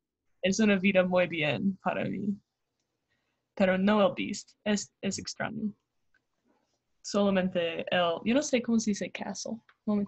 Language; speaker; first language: Spanish; non-native, learner; English